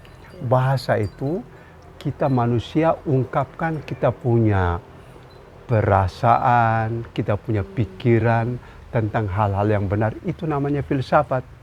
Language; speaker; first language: Indonesian; non-native, local second language; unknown